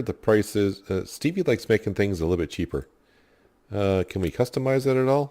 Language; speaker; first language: English; native; English